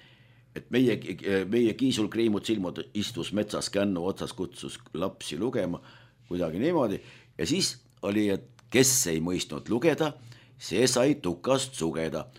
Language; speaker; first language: Estonian; native; Estonian